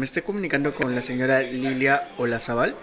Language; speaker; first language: Spanish; native; Spanish